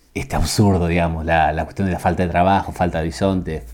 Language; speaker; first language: Spanish; native; Spanish